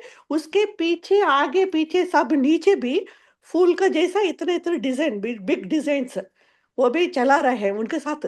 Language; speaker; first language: Hindi; non-native, local second language; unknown